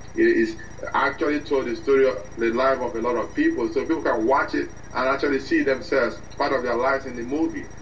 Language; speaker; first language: English; non-native, local second language; Igbo